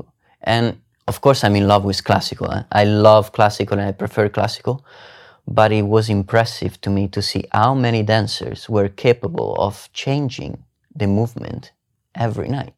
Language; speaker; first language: English; non-native, fluent; Italian